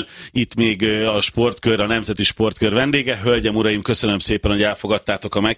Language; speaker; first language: Hungarian; native; Hungarian